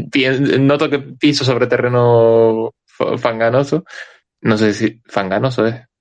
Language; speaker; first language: Spanish; native; Spanish